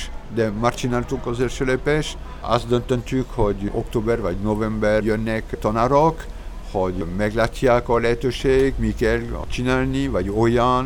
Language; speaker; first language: Hungarian; non-native, learner; French